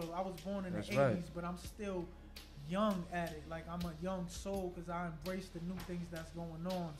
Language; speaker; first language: English; native; English